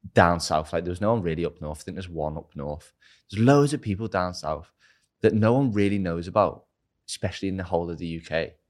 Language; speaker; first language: English; native; English